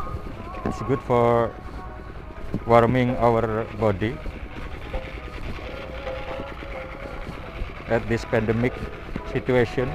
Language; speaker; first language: English; non-native, learner; Indonesian